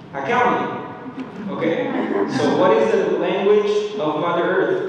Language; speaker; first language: English; non-native, fluent; Spanish